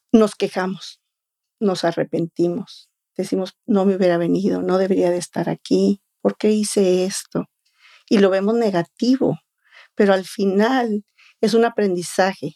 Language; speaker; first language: Spanish; native; Spanish